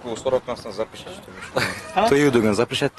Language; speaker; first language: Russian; non-native, local second language; Kyrgyz